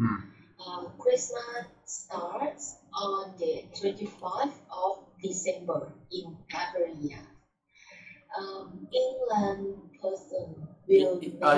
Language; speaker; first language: English; non-native, learner; Thai